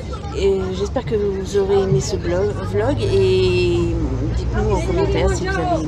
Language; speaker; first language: French; native; French